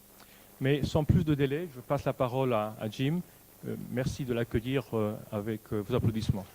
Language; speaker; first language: French; native; French